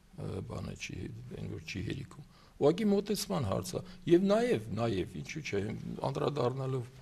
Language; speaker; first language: Armenian; native; Armenian